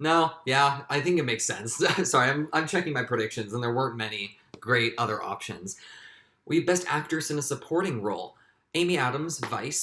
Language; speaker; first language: English; native; English